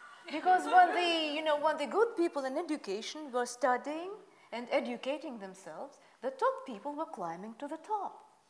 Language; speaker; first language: English; non-native, fluent; Russian